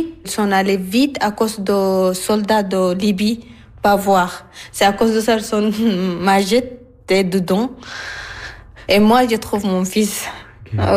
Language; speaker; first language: French; non-native, learner; Arabic